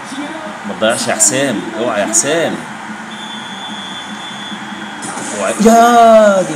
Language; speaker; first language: Arabic; native; Arabic